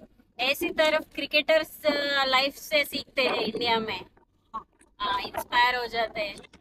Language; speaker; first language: Hindi; non-native, local second language; Telugu